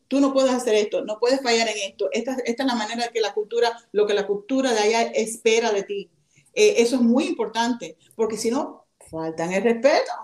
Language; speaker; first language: Spanish; native; Spanish